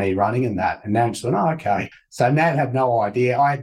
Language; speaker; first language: English; native; English